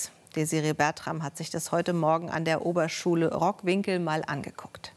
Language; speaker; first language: German; native; German